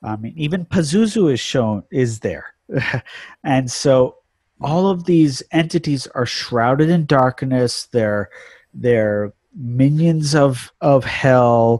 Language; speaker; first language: English; native; English